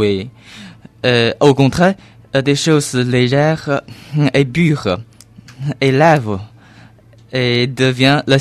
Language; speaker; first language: French; non-native, learner; Chinese